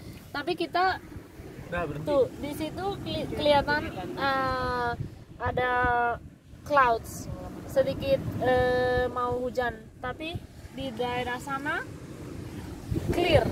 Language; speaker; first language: Indonesian; non-native, fluent; Spanish